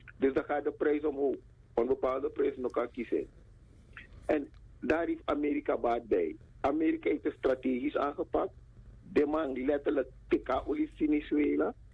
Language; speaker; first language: Dutch; native; Dutch